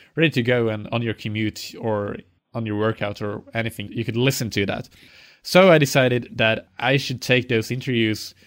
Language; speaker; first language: English; non-native, fluent; Swedish